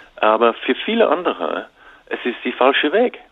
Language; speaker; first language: German; non-native, learner; English